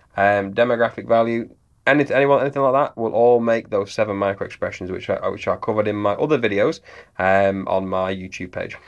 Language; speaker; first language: English; native; English